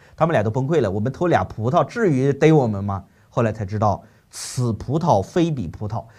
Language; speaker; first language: Chinese; native; Chinese